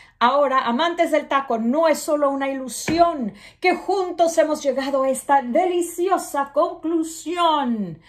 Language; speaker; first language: Spanish; early bilingual, other home language; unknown